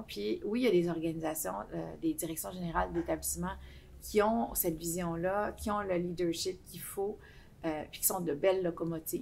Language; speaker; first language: French; native; French